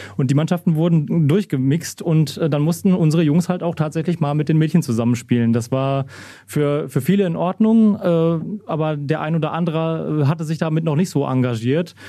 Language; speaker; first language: German; native; German